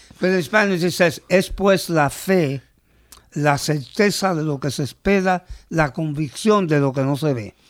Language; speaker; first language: Spanish; early bilingual, heritage; Spanish